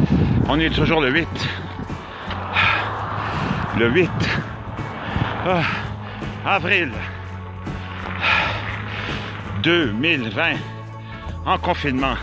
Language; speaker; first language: French; native; French